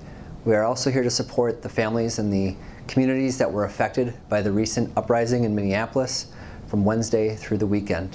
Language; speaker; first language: English; native; English